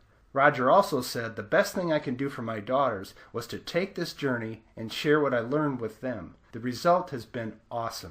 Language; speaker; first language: English; native; English